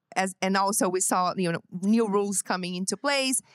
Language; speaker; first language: English; non-native, fluent; Portuguese